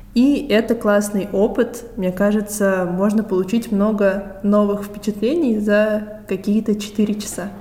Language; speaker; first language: Russian; native; Russian